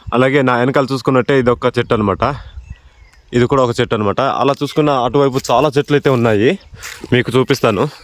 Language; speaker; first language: Telugu; non-native, local second language; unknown